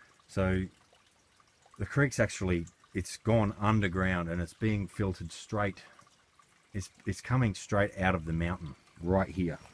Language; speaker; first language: English; native; English